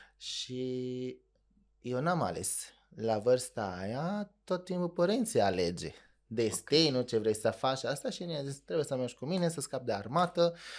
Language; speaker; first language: Romanian; non-native, fluent; Arabic